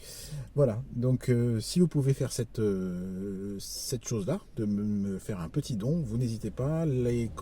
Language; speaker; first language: French; native; French